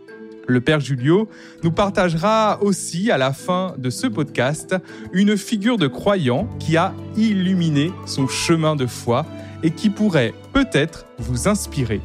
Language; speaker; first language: French; native; French